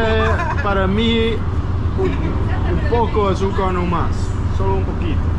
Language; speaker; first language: Spanish; non-native, learner; English